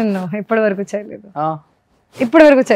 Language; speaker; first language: Telugu; non-native, fluent; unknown